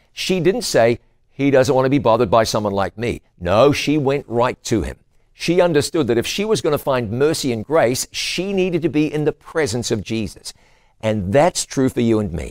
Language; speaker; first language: English; native; English